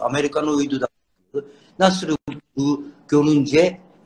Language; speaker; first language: Turkish; non-native, learner; Japanese